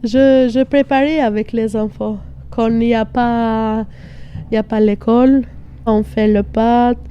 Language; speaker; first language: French; non-native, learner; Albanian